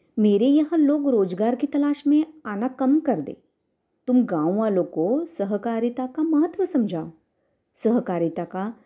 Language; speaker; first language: Hindi; non-native, local second language; Marathi